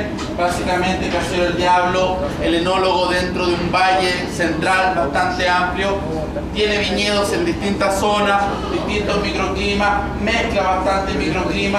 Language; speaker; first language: Spanish; native; Spanish